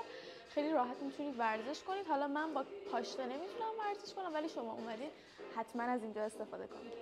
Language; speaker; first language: Persian; native; Persian